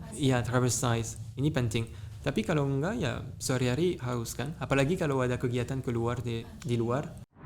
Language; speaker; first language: Indonesian; non-native, fluent; French